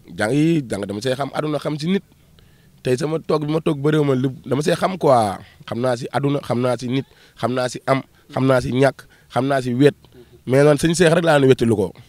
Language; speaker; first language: Wolof; non-native, local second language; Fula